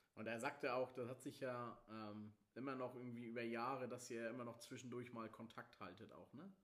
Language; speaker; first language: German; non-native, fluent; Swedish